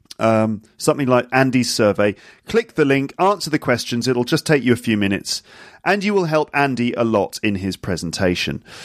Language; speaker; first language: English; native; English